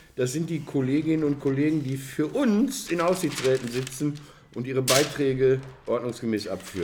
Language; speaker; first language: German; native; German